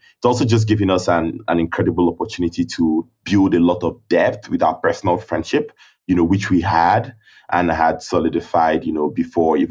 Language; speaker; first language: English; non-native, local second language; Igbo